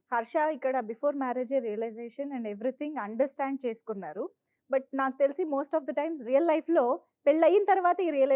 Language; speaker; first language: Telugu; native; Telugu